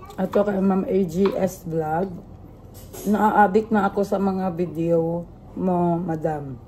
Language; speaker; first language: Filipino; non-native, local second language; Cebuano